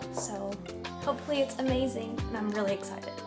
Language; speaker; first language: English; native; English